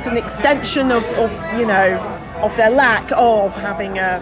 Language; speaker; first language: English; native; English